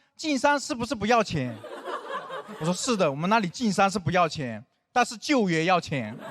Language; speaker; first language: Chinese; non-native, local second language; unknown